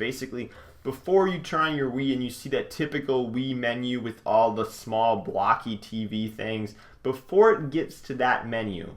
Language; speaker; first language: English; native; English